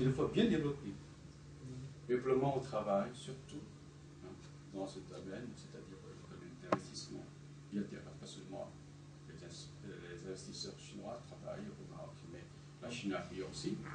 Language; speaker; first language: French; non-native, fluent; Chinese